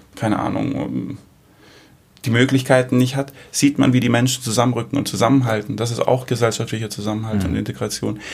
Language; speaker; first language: German; early bilingual, other home language; Greek